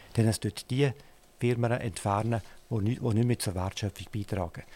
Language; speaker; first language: German; native; German